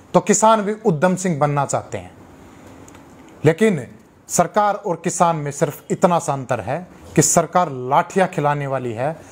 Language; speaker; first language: Hindi; native; Hindi